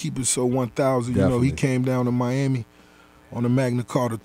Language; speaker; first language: English; native; English